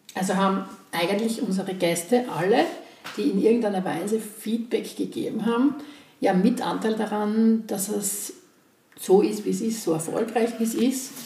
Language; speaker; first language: German; native; German